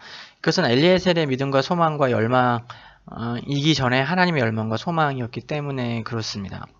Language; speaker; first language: Korean; native; Korean